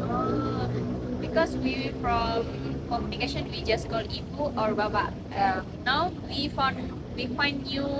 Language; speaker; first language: English; non-native, learner; Indonesian